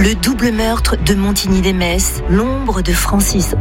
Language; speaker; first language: French; native; French